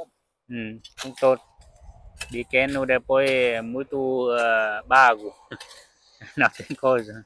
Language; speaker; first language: Portuguese; non-native, learner; Vietnamese